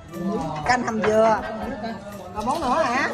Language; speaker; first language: Vietnamese; native; Vietnamese